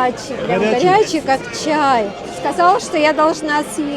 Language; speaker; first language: Russian; native; Russian